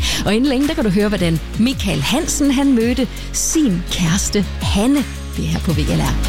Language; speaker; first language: Danish; native; Danish